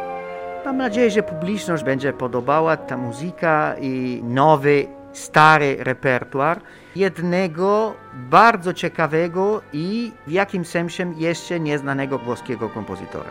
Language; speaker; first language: Polish; non-native, learner; Italian